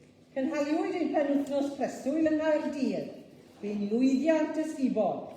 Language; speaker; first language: Welsh; native; Welsh